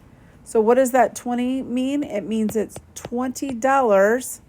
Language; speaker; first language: English; native; English